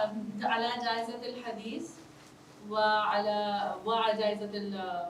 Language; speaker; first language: Arabic; non-native, learner; Urdu